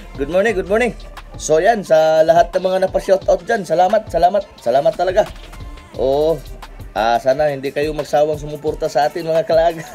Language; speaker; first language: Filipino; non-native, local second language; Cebuano